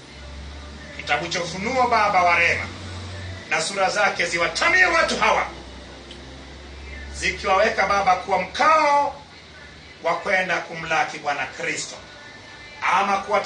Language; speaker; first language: Swahili; non-native, local second language; Luo (Kenya and Tanzania)